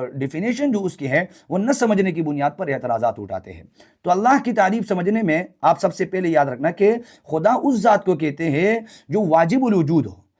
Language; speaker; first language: Urdu; non-native, local second language; Pashto